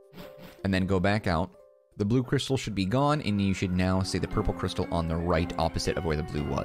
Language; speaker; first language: English; native; English